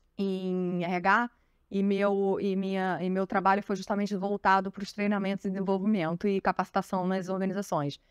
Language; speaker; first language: Portuguese; native; Portuguese